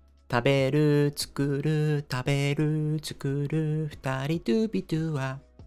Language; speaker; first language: Japanese; non-native, fluent; English